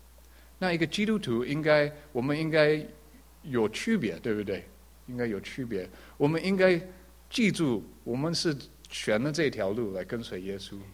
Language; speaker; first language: Chinese; early bilingual, heritage; English